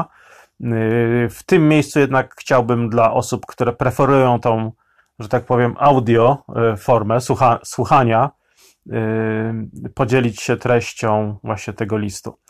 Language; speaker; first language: Polish; native; Polish